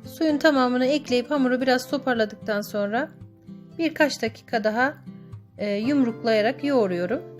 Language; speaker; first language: Turkish; native; Turkish